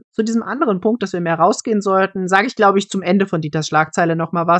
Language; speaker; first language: German; native; German